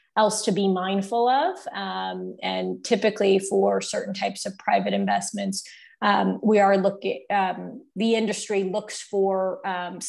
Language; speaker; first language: English; native; English